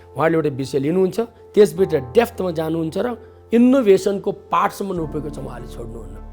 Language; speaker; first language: Nepali; native; Nepali